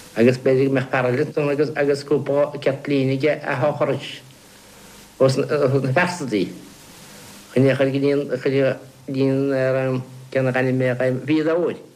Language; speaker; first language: Irish; native; Irish